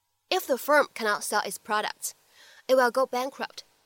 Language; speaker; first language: English; non-native, fluent; Chinese